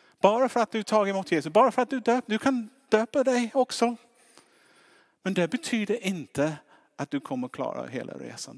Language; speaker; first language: Swedish; non-native, fluent; English